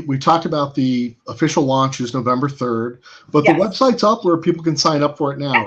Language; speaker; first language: English; native; English